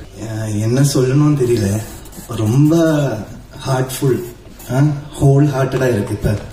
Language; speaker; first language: Tamil; non-native, learner; Malayalam